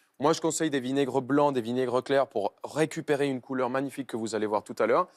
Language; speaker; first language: French; non-native, fluent; Spanish